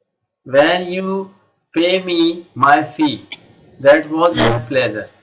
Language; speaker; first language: English; non-native, local second language; Hindi